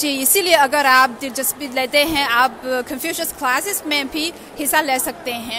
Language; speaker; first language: Hindi; non-native, fluent; Chinese